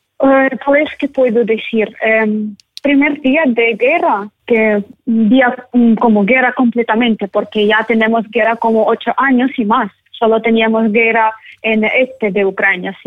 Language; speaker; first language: Spanish; non-native, learner; Ukrainian